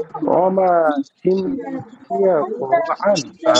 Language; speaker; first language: Arabic; non-native, learner; Bangla